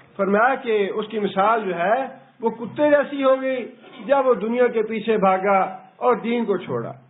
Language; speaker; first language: Urdu; non-native, local second language; Punjabi